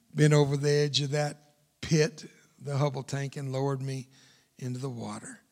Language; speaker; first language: English; early bilingual, other home language; Spanish